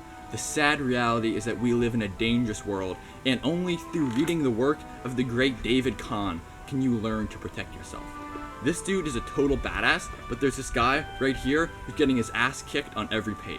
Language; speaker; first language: English; native; English